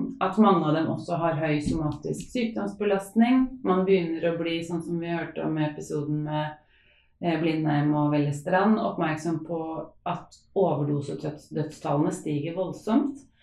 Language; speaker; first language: Norwegian; native; Norwegian